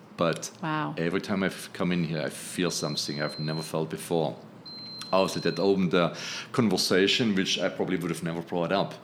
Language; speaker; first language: English; non-native, fluent; German